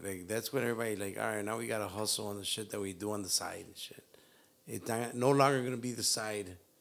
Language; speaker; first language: English; early bilingual, other home language; Spanish